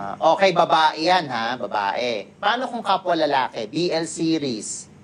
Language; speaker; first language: Filipino; native; Filipino